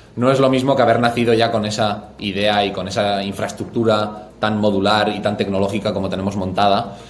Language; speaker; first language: Spanish; native; Spanish